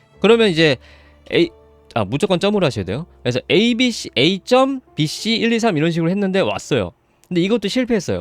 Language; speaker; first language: Korean; native; Korean